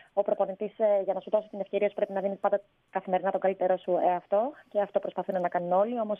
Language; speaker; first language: Greek; native; Greek